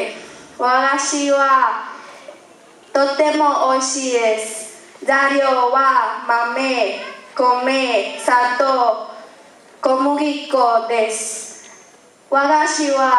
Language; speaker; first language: Japanese; non-native, learner; Spanish